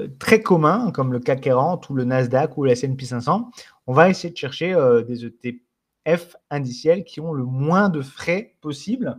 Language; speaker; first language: French; native; French